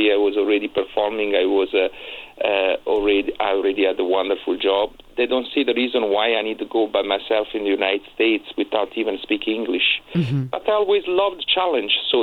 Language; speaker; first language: English; non-native, fluent; Italian